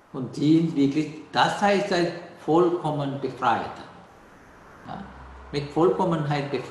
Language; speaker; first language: German; non-native, learner; Sinhala